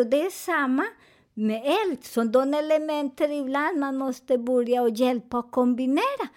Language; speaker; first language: Swedish; non-native, fluent; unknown